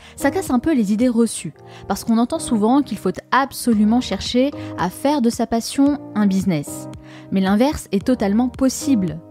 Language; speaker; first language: French; native; French